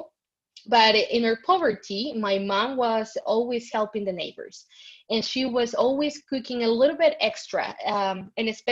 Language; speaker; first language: English; non-native, fluent; Spanish